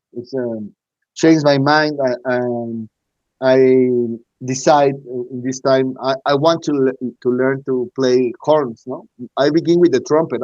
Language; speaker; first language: English; non-native, learner; Spanish